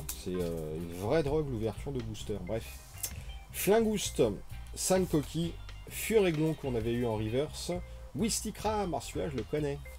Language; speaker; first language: French; native; French